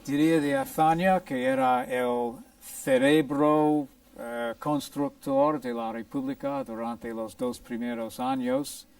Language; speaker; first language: Spanish; non-native, fluent; English